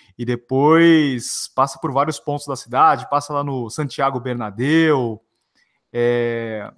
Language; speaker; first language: Portuguese; native; Portuguese